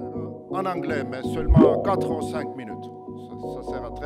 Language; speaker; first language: French; non-native, fluent; Estonian